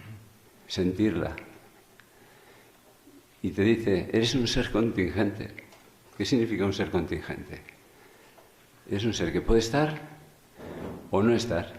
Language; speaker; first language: Spanish; native; Spanish